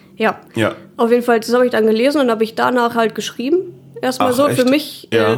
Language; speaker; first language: German; native; German